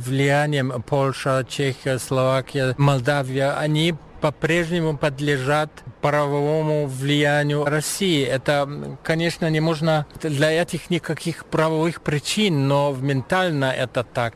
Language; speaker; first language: Russian; non-native, fluent; German